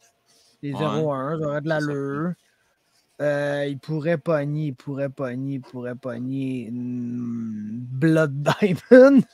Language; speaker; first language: French; native; French